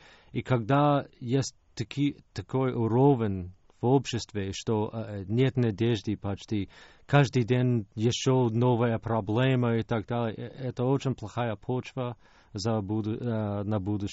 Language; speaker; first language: Russian; non-native, fluent; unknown